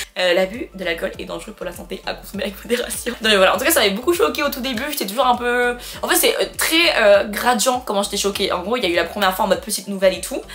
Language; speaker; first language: French; non-native, fluent; Khmer